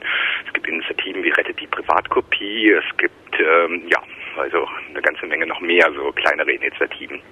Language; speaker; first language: German; native; German